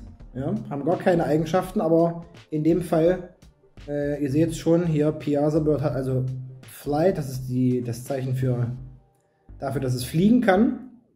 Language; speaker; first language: German; native; German